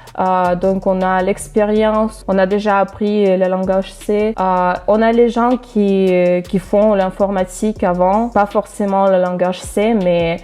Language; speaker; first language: French; non-native, fluent; Russian